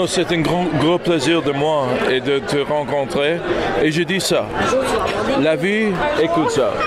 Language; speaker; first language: French; non-native, learner; English